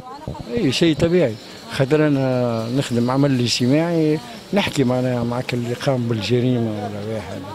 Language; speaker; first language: Arabic; native; Arabic